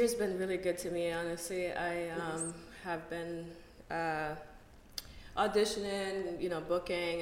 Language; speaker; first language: English; native; English